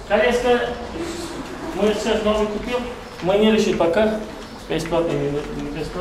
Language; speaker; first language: Russian; non-native, learner; Turkish